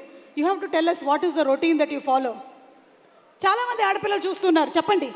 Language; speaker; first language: Telugu; native; Telugu